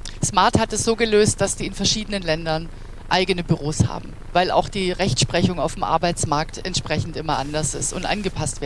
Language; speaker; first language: German; native; German